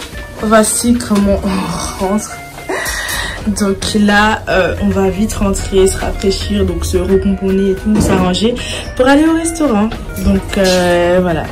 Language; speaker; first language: French; native; French